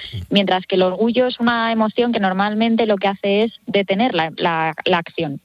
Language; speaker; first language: Spanish; native; Spanish